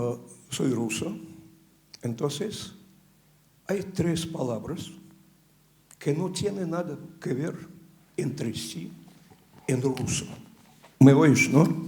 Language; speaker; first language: Spanish; non-native, learner; Russian